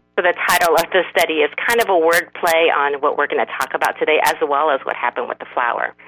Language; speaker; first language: English; non-native, fluent; Korean